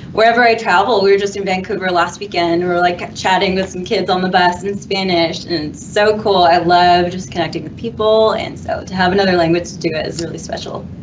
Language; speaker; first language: English; native; English